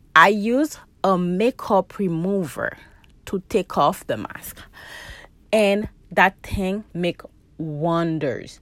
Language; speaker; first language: English; non-native, fluent; Haitian Creole